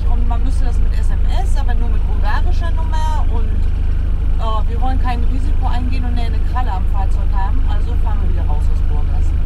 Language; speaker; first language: German; native; German